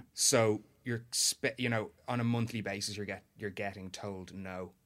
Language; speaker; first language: English; native; English